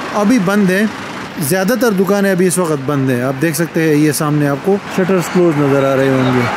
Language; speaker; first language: Urdu; native; Urdu